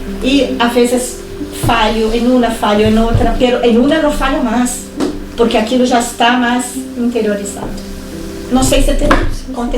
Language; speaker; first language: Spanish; non-native, fluent; Portuguese